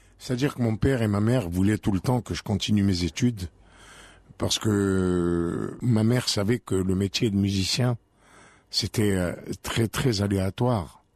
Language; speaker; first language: French; native; French